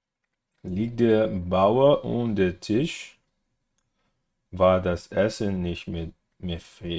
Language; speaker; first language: German; non-native, learner; English